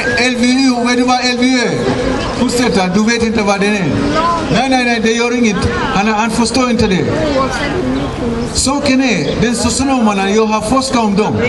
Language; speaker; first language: Swedish; non-native, fluent; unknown